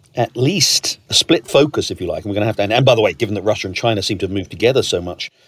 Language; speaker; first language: English; native; English